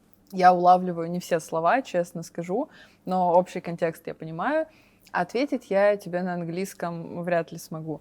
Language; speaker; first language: Russian; native; Russian